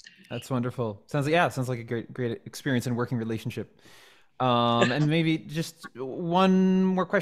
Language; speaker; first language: English; native; English